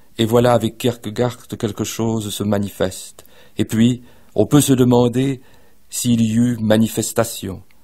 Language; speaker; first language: French; native; French